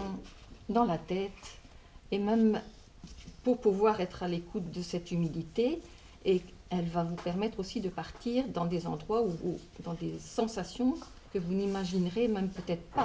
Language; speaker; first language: French; native; French